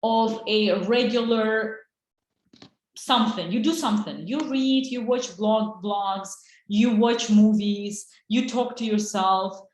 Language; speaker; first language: English; non-native, fluent; Azerbaijani